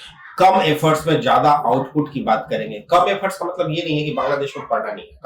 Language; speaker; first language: Hindi; native; Hindi